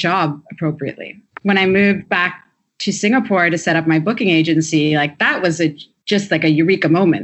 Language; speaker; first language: English; native; English